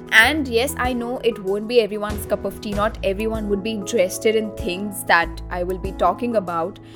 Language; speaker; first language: English; non-native, local second language; Marathi